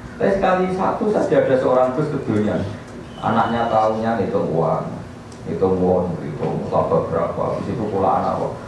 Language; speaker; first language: Malay; non-native, local second language; Javanese